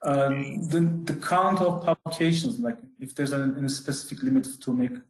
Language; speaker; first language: English; non-native, fluent; Turkish